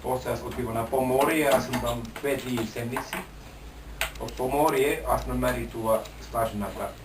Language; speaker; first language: Bulgarian; non-native, learner; Finnish